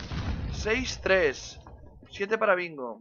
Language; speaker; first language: Spanish; native; Spanish